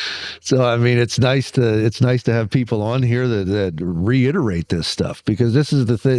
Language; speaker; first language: English; native; English